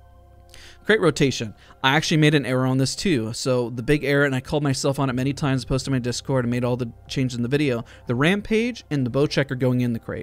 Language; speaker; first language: English; native; English